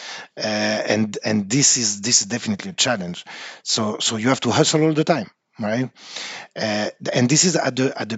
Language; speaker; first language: English; non-native, fluent; French